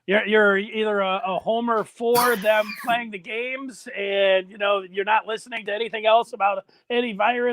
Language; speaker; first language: English; native; English